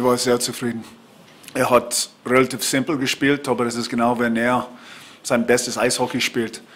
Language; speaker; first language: German; non-native, fluent; English